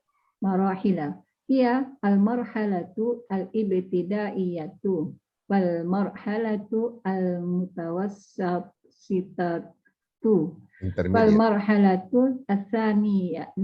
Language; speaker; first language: Arabic; non-native, learner; Malay